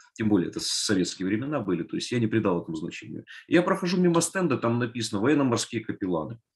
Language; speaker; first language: Russian; native; Russian